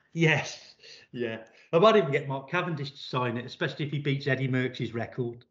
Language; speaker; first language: English; native; English